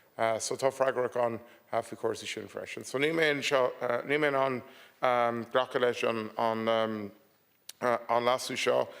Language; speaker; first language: Irish; non-native, local second language; English